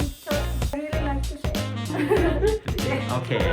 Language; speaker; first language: English; non-native, fluent; Norwegian